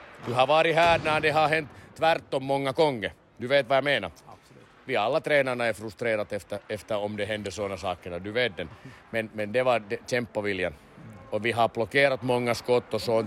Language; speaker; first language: Swedish; non-native, learner; Finnish